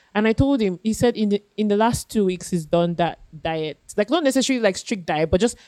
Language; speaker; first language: English; non-native, local second language; Yoruba